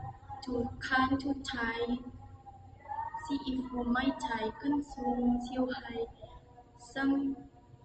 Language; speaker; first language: Chinese; non-native, learner; Indonesian